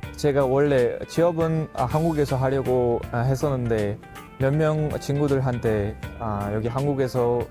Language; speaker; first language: Korean; non-native, fluent; Uzbek